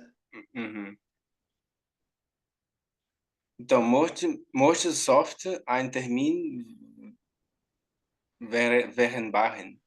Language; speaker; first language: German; non-native, learner; Portuguese